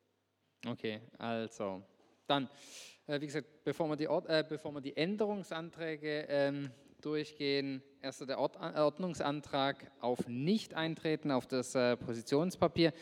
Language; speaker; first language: German; native; German